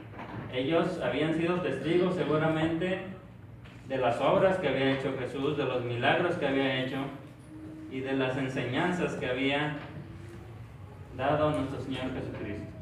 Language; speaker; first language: Spanish; native; Spanish